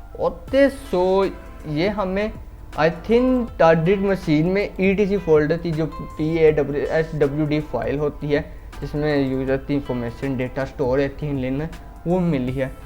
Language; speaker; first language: Urdu; non-native, local second language; Punjabi